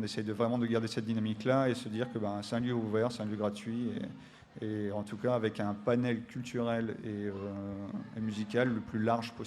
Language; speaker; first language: French; native; French